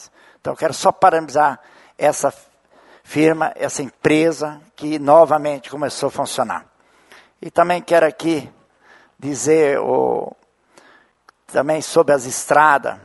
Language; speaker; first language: Portuguese; native; Portuguese